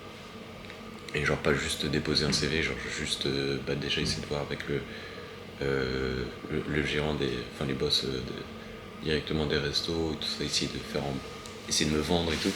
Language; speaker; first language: French; native; French